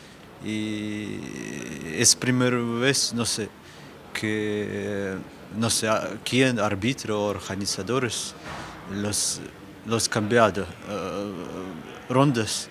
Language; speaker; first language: Spanish; non-native, learner; Ukrainian